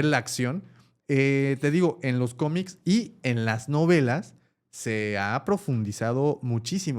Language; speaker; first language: Spanish; native; Spanish